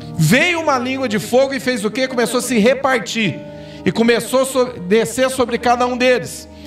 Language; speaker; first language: Portuguese; native; Portuguese